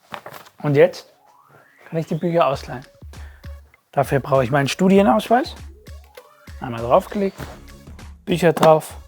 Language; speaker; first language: German; native; German